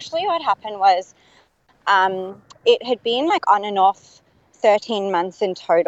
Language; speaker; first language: English; native; English